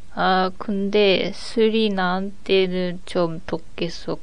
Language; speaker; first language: Korean; non-native, learner; Japanese